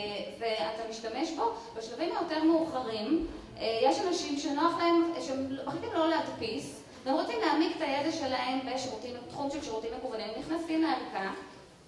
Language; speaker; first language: Hebrew; native; Hebrew